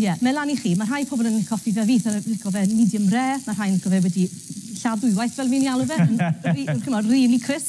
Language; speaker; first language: Welsh; native; Welsh